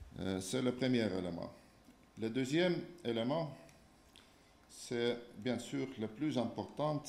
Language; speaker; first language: French; non-native, fluent; Estonian